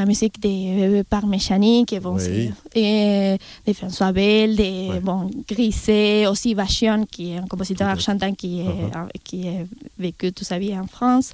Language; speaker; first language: French; non-native, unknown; Spanish